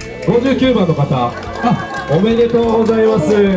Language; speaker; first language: Japanese; native; Japanese